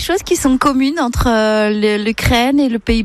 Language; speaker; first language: French; native; French